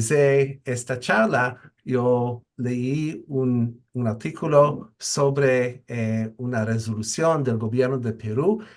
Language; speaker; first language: Spanish; non-native, fluent; English